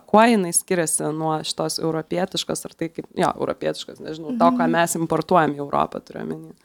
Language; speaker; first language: Lithuanian; native; Lithuanian